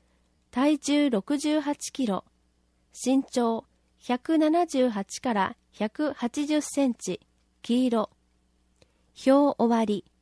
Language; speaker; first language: Japanese; native; Japanese